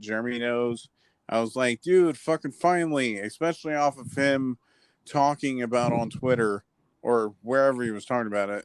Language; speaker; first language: English; native; English